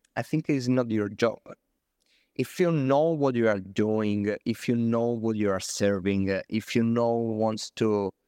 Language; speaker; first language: English; non-native, fluent; Italian